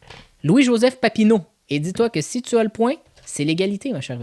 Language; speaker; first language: French; native; French